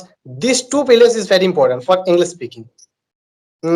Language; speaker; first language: English; non-native, learner; Bangla